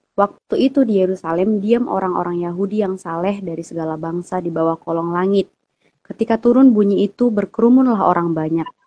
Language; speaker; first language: Indonesian; native; Indonesian